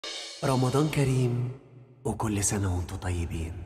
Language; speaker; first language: Arabic; native; Arabic